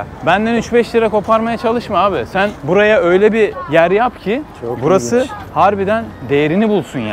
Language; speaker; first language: Turkish; native; Turkish